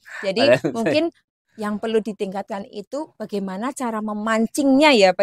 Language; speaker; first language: Indonesian; native; Indonesian